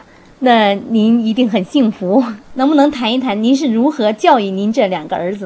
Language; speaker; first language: Chinese; native; Chinese